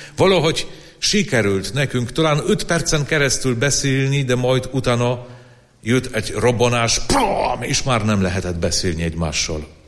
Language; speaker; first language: Hungarian; non-native, fluent; Polish